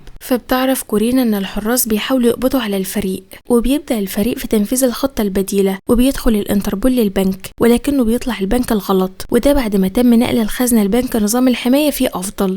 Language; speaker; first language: Arabic; native; Arabic